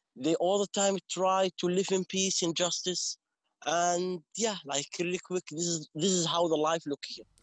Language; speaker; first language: English; non-native, fluent; Arabic